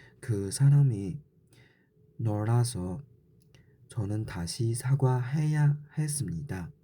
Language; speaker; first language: Korean; non-native, learner; Chinese